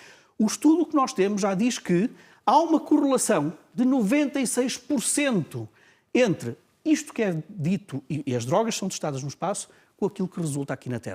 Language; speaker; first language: Portuguese; native; Portuguese